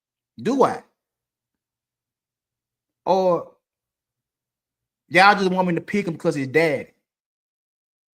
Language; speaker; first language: English; native; English